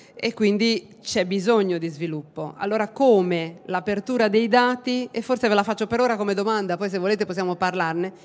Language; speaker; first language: Italian; native; Italian